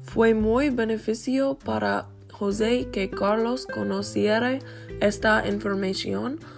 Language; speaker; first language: Spanish; non-native, learner; English